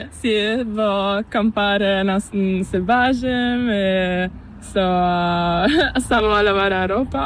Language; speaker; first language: Spanish; non-native, learner; Portuguese